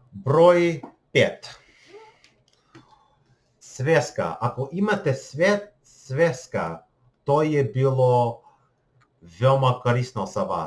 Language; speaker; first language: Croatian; non-native, learner; English